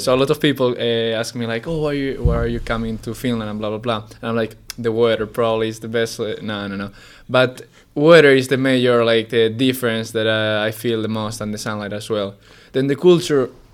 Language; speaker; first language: English; non-native, fluent; Spanish